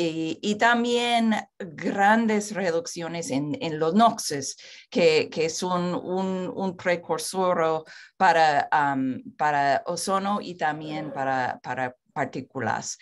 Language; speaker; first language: Spanish; non-native, fluent; English